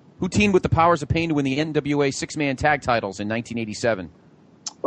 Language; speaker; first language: English; native; English